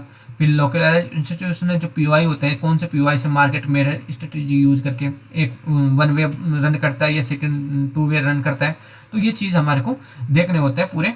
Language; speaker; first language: Hindi; native; Hindi